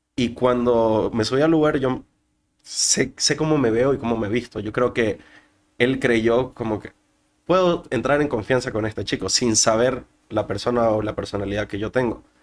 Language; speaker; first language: Spanish; native; Spanish